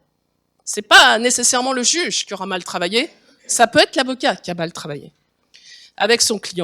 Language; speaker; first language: French; native; French